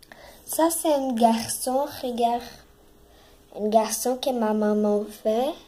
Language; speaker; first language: French; non-native, learner; Portuguese